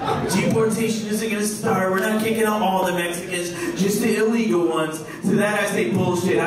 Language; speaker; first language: English; native; English